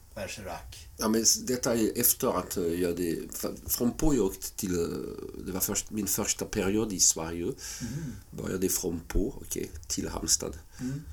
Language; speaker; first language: Swedish; non-native, fluent; French